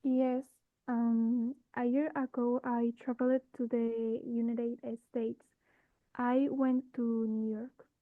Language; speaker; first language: English; non-native, learner; Spanish